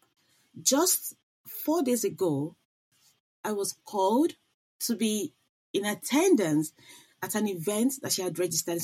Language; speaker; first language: English; non-native, local second language; Igbo